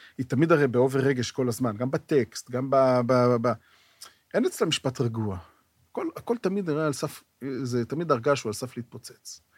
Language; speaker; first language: Hebrew; native; Hebrew